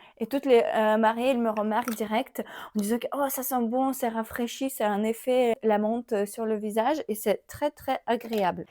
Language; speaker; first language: French; non-native, fluent; Ukrainian